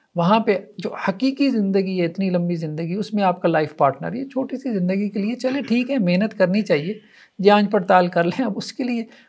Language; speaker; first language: Urdu; native; Urdu